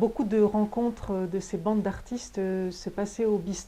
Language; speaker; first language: French; native; French